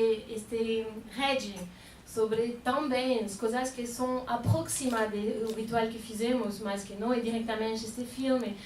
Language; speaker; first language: Portuguese; non-native, fluent; French